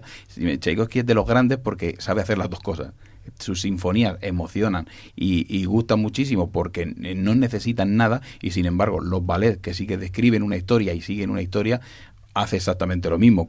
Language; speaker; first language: Spanish; native; Spanish